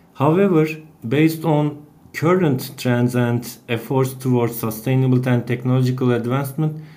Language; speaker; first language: English; non-native, fluent; Turkish